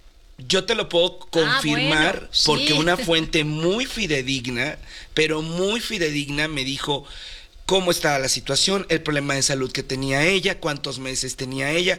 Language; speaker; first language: Spanish; native; Spanish